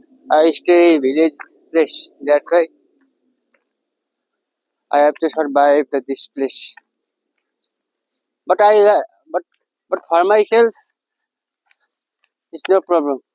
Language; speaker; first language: English; non-native, learner; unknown